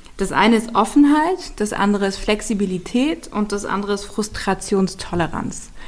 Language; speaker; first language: German; native; German